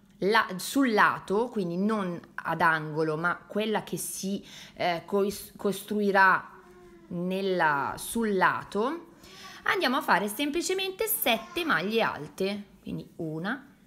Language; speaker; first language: Italian; native; Italian